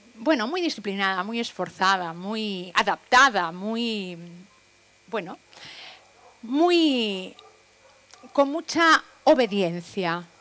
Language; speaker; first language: Spanish; native; Spanish